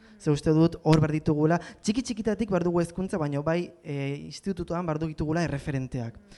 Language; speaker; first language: Basque; non-native, local second language; Spanish